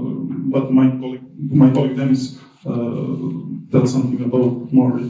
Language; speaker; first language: English; non-native, learner; Serbian